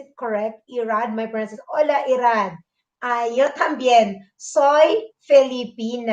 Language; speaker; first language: Spanish; non-native, fluent; Filipino